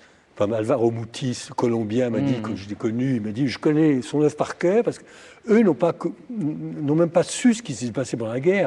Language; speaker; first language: French; native; French